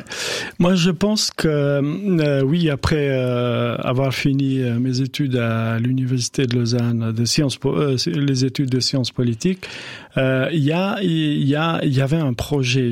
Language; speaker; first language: French; non-native, fluent; Albanian